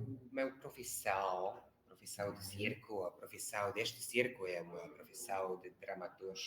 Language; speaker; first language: Portuguese; non-native, learner; Hungarian